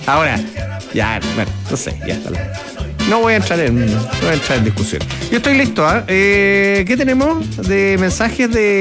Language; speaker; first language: Spanish; native; Spanish